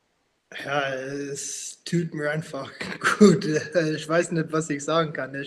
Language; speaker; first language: German; non-native, fluent; English